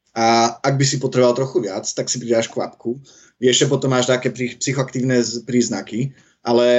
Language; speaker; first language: Slovak; early bilingual, heritage; Dutch